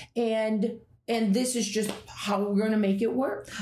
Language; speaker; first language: English; non-native, fluent; Russian